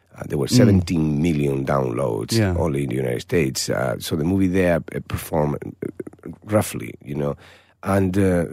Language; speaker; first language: English; non-native, fluent; Spanish